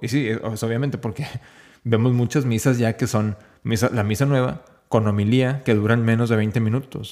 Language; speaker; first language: Spanish; native; Spanish